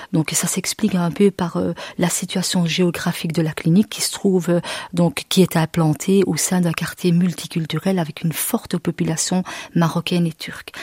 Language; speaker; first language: French; early bilingual, other home language; Arabic